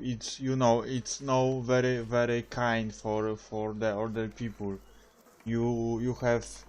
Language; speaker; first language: English; non-native, learner; Polish